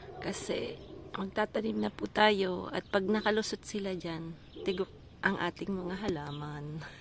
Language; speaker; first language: Filipino; non-native, local second language; Bikol